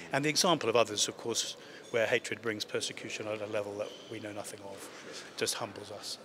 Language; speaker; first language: English; native; English